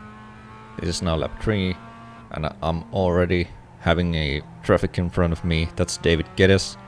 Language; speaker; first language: English; non-native, fluent; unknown